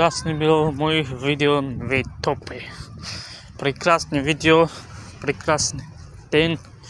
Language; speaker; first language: Russian; non-native, learner; Tajik